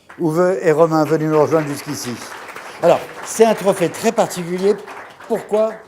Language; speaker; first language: French; native; French